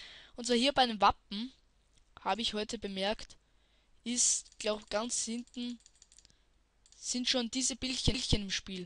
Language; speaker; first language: German; native; German